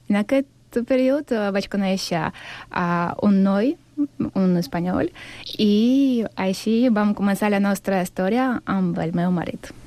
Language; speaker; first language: Catalan; non-native, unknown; Russian